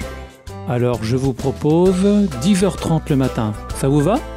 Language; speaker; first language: French; non-native, learner; Azerbaijani